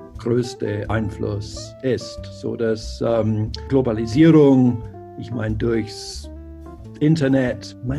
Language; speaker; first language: German; non-native, fluent; English